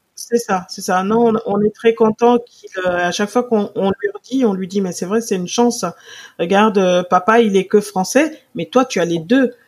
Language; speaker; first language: French; non-native, local second language; Wolof